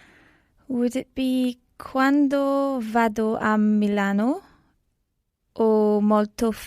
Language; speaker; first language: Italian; non-native, learner; English